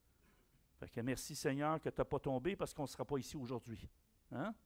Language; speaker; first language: French; native; French